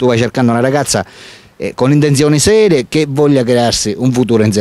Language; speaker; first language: Italian; native; Italian